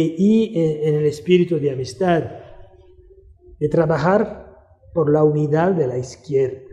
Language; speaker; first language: Spanish; non-native, fluent; Italian